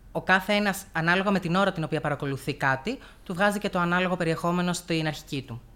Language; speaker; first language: Greek; native; Greek